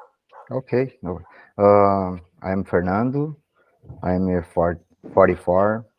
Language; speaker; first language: English; non-native, learner; Portuguese